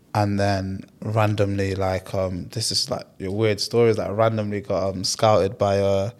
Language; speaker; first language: English; early bilingual, other home language; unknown